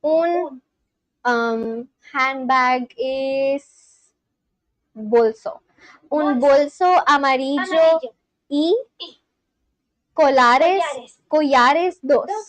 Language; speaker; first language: Spanish; non-native, learner; Bangla